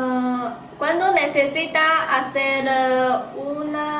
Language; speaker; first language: Spanish; non-native, learner; Chinese